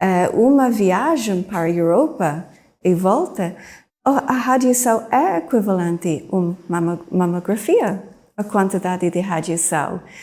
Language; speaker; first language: Portuguese; non-native, fluent; English